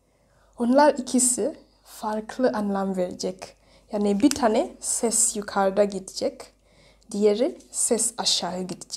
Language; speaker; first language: Turkish; non-native, learner; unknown